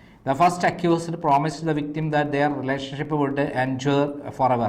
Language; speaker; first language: English; non-native, local second language; Malayalam